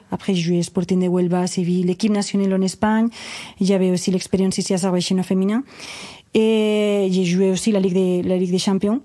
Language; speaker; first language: French; non-native, fluent; Spanish